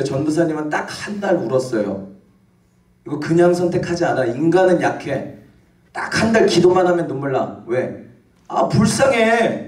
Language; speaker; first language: Korean; native; Korean